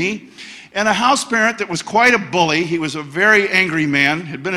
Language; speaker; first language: English; native; English